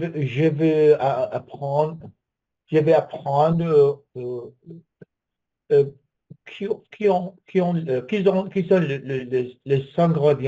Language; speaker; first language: French; non-native, learner; English